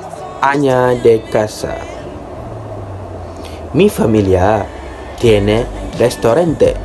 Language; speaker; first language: Spanish; non-native, learner; Malay